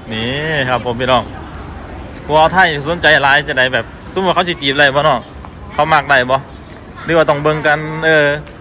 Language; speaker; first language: Thai; native; Thai